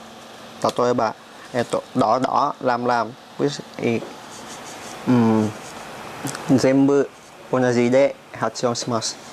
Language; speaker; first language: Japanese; non-native, learner; Vietnamese